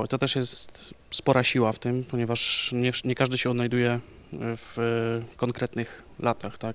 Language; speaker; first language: Polish; native; Polish